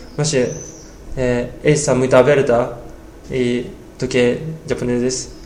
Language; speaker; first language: Portuguese; non-native, learner; Japanese